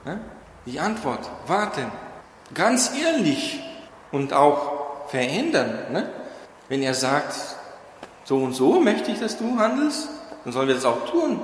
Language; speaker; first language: German; non-native, fluent; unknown